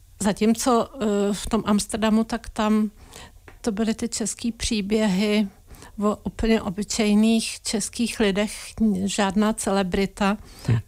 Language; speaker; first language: Czech; native; Czech